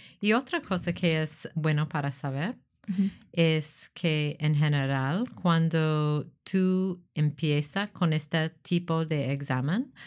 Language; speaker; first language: Spanish; non-native, learner; English